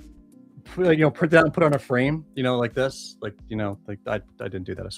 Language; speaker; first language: English; native; English